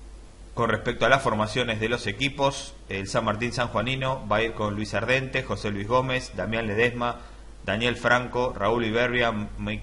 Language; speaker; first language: Spanish; native; Spanish